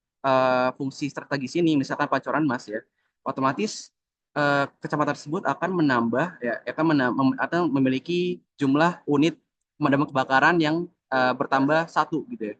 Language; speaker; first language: Indonesian; native; Indonesian